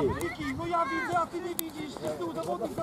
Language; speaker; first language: Polish; native; Polish